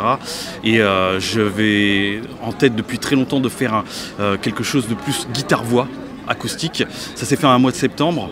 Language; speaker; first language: French; native; French